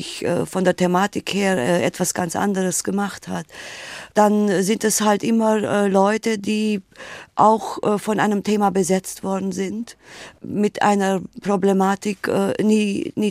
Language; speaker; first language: German; native; German